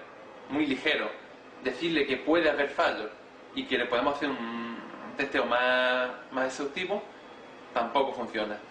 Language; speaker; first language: Spanish; native; Spanish